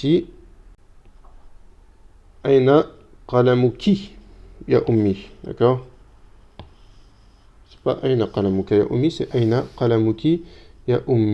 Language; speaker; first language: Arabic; non-native, fluent; French